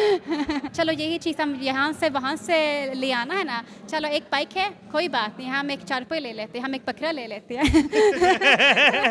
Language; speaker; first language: Hindi; non-native, learner; Swedish